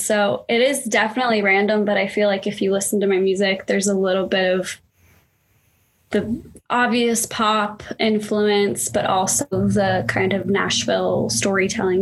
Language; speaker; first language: English; native; English